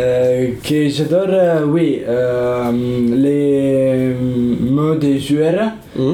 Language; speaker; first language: French; non-native, learner; Italian